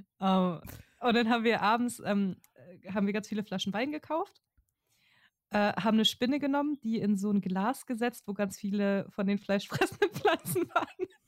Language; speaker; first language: German; native; German